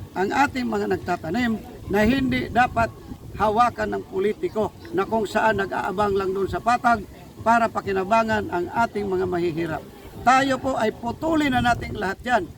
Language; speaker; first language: Filipino; non-native, local second language; Hiligaynon